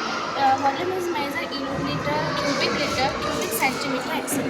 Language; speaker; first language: English; non-native, learner; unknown